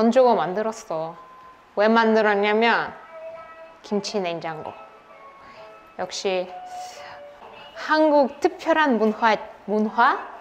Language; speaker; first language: Korean; non-native, fluent; Russian